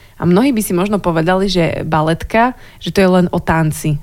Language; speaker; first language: Slovak; native; Slovak